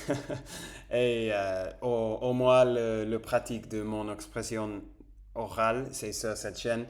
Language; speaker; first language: French; non-native, fluent; Spanish